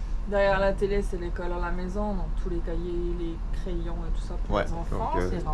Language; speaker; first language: French; native; French